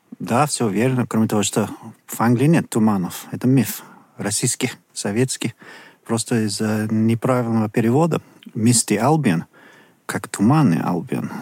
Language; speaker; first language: Russian; non-native, fluent; English